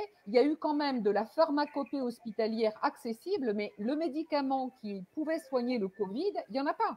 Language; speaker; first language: French; native; French